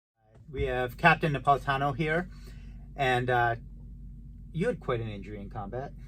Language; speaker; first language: English; native; English